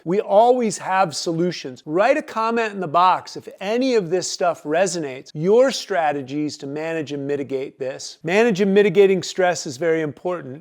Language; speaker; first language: English; native; English